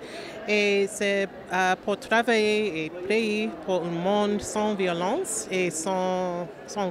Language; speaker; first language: French; non-native, learner; English